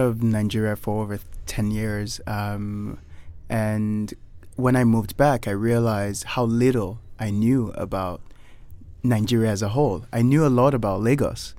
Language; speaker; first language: English; non-native, local second language; Yoruba